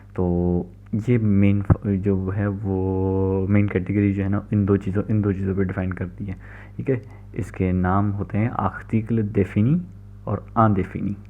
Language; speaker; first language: Urdu; native; Urdu